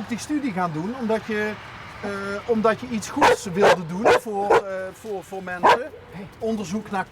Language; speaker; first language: Dutch; native; Dutch